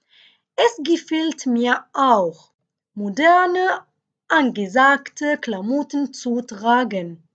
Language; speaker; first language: German; non-native, fluent; Arabic